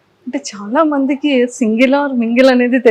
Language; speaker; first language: Telugu; native; Telugu